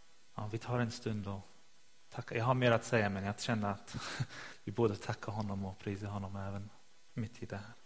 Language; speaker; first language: Swedish; non-native, fluent; English